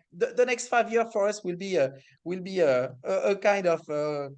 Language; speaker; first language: English; non-native, fluent; French